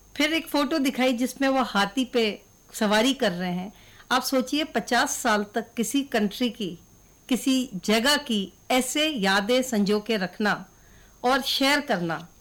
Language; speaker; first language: Hindi; native; Hindi